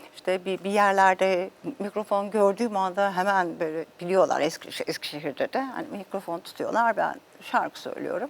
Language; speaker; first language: Turkish; native; Turkish